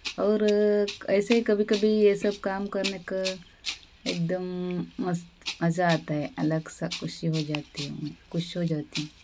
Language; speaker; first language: Hindi; non-native, local second language; Kannada